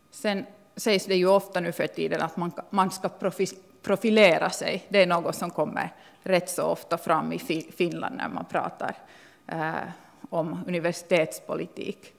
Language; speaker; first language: Swedish; non-native, local second language; Finnish